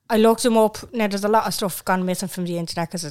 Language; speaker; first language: English; native; English